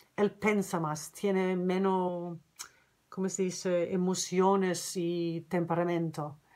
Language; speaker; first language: Spanish; non-native, learner; English